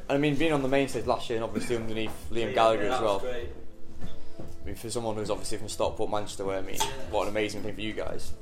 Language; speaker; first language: English; native; English